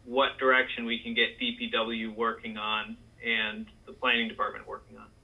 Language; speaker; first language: English; native; English